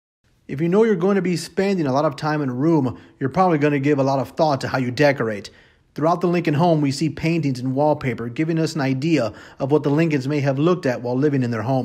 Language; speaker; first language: English; native; English